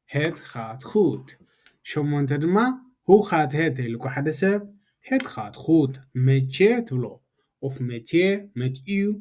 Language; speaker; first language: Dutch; non-native, fluent; Tigrinya